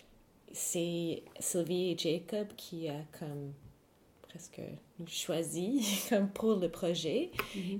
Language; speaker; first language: French; non-native, fluent; English